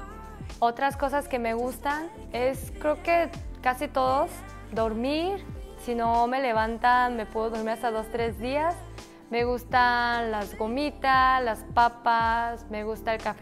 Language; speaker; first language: Spanish; early bilingual, other home language; Korean